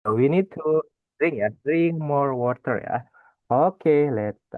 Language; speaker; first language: English; non-native, fluent; Indonesian